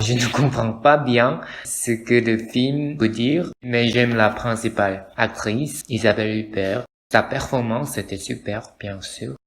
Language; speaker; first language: French; non-native, learner; Korean